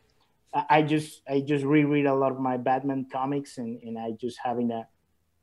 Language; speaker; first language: English; non-native, learner; Spanish